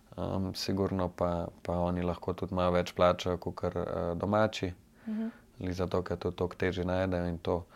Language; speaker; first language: Slovenian; native; Slovenian